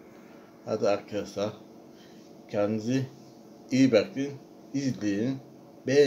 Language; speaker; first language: Turkish; non-native, learner; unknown